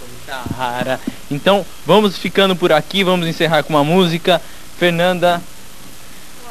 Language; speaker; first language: Portuguese; native; Portuguese